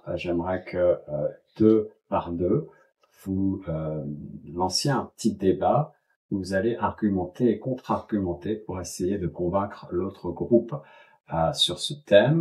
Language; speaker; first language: French; native; French